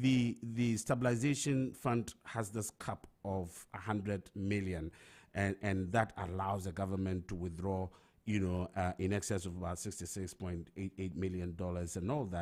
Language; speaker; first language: English; non-native, local second language; Akan